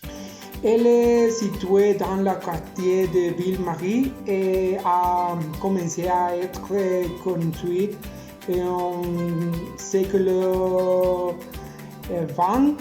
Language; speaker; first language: French; non-native, learner; Spanish